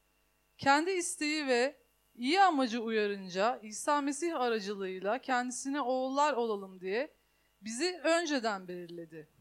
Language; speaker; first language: Turkish; native; Turkish